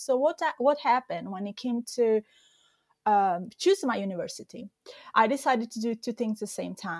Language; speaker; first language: English; non-native, fluent; Italian